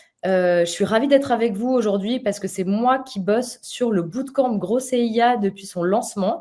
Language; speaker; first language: French; native; French